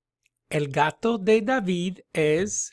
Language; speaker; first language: Spanish; non-native, fluent; English